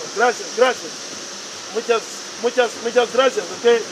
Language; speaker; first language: Spanish; non-native, learner; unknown